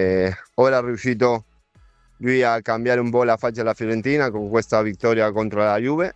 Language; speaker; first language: Italian; non-native, fluent; Spanish